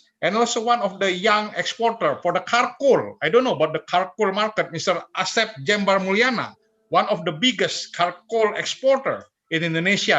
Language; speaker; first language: English; non-native, fluent; Indonesian